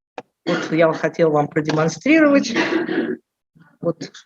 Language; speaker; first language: Russian; native; Russian